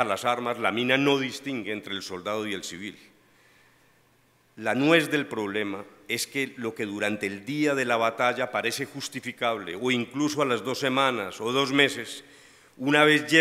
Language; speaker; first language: Spanish; native; Spanish